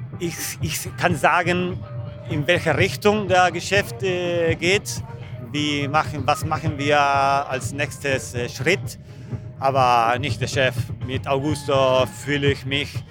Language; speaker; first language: German; non-native, learner; Spanish